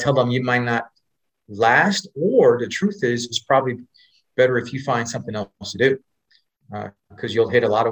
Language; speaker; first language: English; native; English